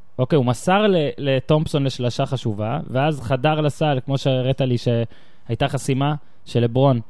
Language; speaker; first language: Hebrew; native; Hebrew